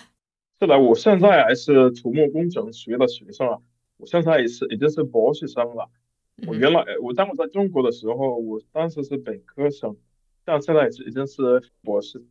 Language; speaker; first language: Chinese; non-native, learner; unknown